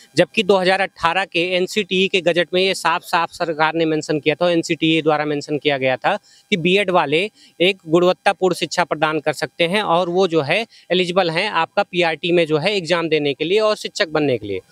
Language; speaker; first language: Hindi; native; Hindi